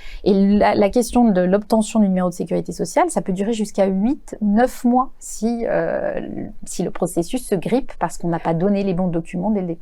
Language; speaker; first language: French; native; French